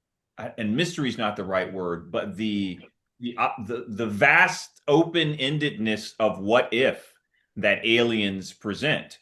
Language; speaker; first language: English; native; English